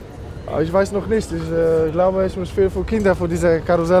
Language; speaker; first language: German; non-native, learner; Polish